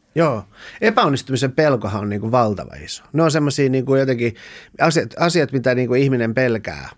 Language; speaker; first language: Finnish; early bilingual, other home language; Persian